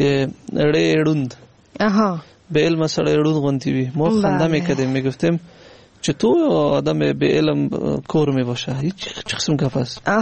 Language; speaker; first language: Persian; native; Persian